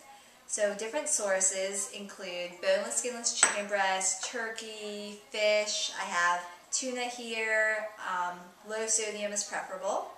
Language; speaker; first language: English; native; English